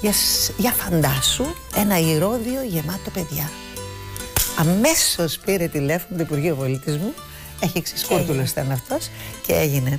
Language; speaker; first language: Greek; native; Greek